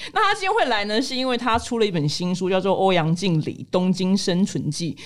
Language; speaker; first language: Chinese; native; Chinese